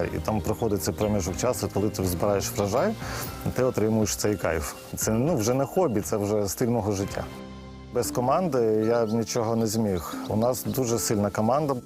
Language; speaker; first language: Ukrainian; native; Ukrainian